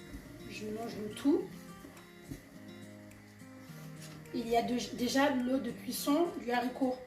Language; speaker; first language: French; non-native, fluent; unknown